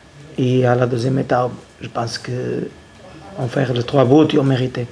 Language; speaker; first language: French; non-native, learner; Portuguese